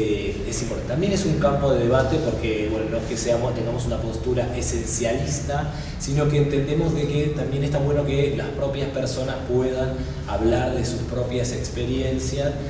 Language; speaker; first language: Spanish; native; Spanish